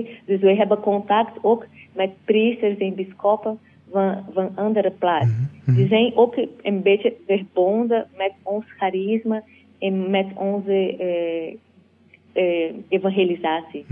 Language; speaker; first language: Dutch; non-native, learner; Portuguese